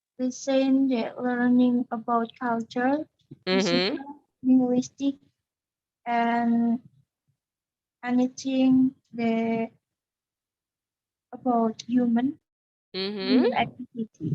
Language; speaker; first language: English; non-native, learner; Indonesian